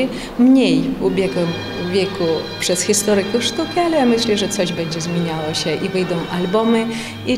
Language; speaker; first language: Polish; non-native, fluent; Ukrainian